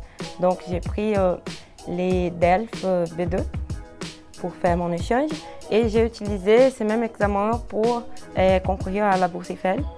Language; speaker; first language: French; non-native, fluent; Portuguese